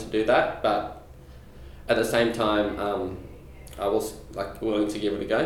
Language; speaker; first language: English; native; English